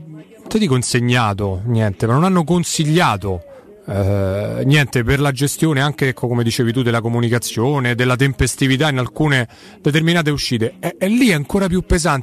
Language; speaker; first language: Italian; native; Italian